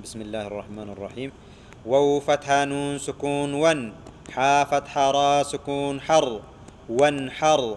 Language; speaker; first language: Arabic; non-native, fluent; Oromo